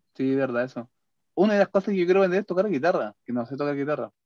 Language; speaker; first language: Spanish; native; Spanish